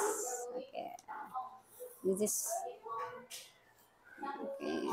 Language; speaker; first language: English; non-native, learner; Indonesian